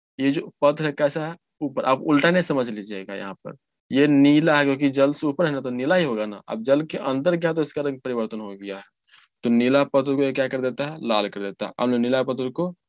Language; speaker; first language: Hindi; native; Hindi